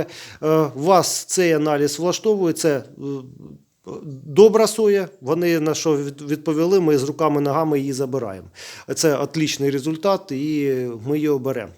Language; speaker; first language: Ukrainian; native; Ukrainian